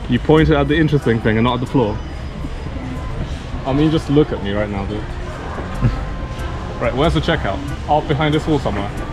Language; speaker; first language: English; non-native, fluent; Polish